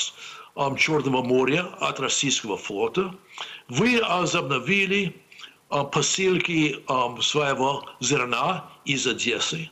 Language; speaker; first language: Ukrainian; non-native, learner; English